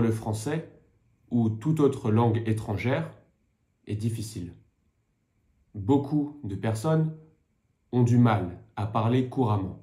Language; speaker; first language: French; native; French